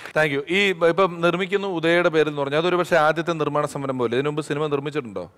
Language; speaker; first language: Malayalam; native; Malayalam